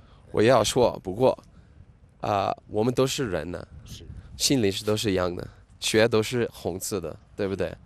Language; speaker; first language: Chinese; non-native, fluent; English